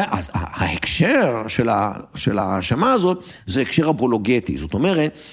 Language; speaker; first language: Hebrew; native; Hebrew